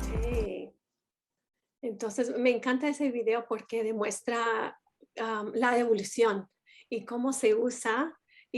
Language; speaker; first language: Spanish; non-native, fluent; English